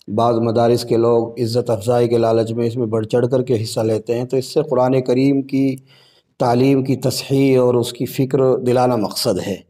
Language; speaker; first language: Urdu; native; Urdu